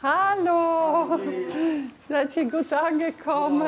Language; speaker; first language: German; non-native, fluent; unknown